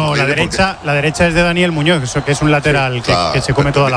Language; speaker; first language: Spanish; native; Spanish